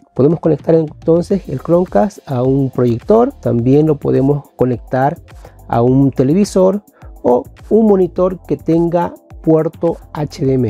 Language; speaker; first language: Spanish; native; Spanish